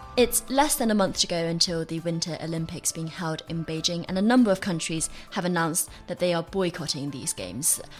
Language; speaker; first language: English; non-native, fluent; Chinese